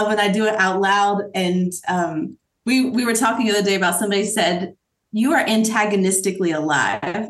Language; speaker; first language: English; native; English